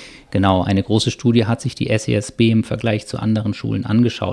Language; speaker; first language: German; native; German